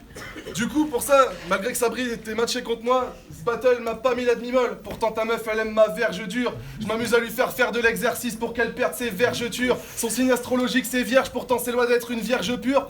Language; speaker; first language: French; native; French